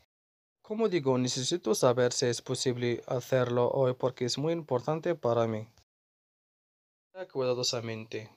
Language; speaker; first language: Spanish; non-native, fluent; Arabic